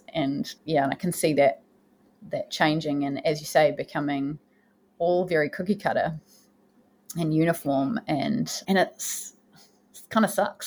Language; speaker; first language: English; native; English